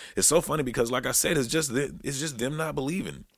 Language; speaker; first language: English; native; English